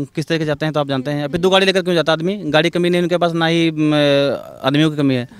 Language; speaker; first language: Hindi; native; Hindi